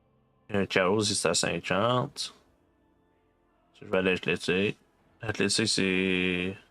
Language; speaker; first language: French; native; French